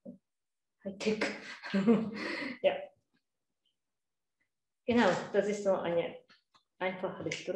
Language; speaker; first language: German; non-native, learner; Japanese